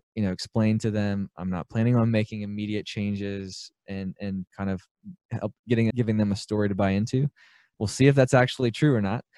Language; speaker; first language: English; native; English